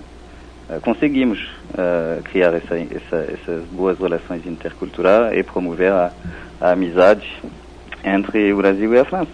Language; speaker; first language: Portuguese; non-native, fluent; French